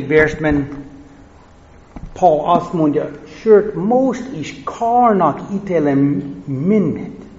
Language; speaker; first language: Hungarian; non-native, fluent; English